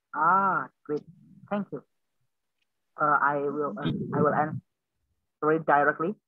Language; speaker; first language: English; non-native, learner; Indonesian